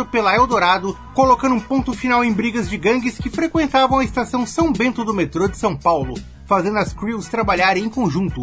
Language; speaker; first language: Portuguese; native; Portuguese